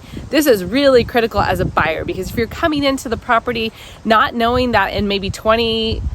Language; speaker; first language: English; native; English